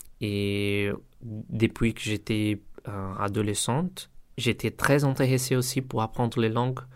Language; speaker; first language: French; non-native, learner; Portuguese